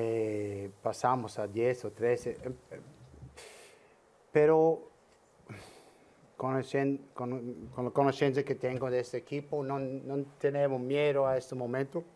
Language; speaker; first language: Spanish; non-native, learner; English